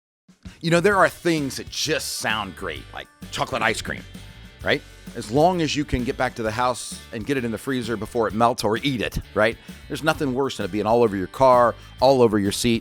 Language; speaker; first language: English; native; English